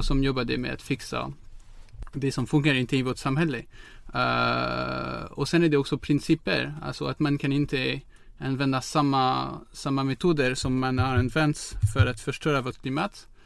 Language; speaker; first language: Swedish; non-native, fluent; French